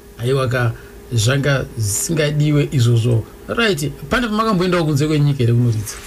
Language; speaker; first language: Shona; native; Shona